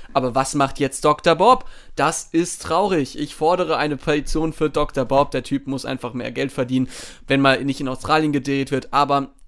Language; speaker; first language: German; native; German